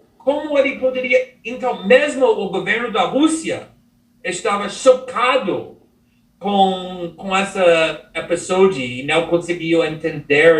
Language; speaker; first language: Portuguese; non-native, fluent; English